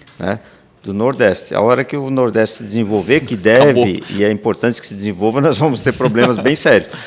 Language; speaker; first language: Portuguese; native; Portuguese